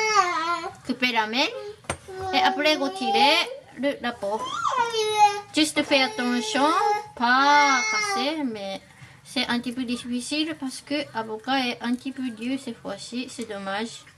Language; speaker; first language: French; non-native, learner; Japanese